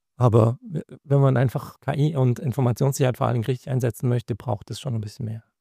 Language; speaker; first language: German; native; German